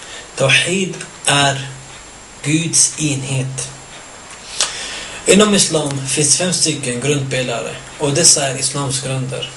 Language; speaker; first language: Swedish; early bilingual, other home language; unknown